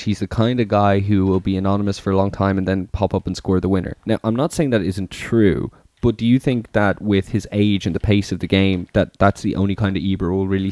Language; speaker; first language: English; native; English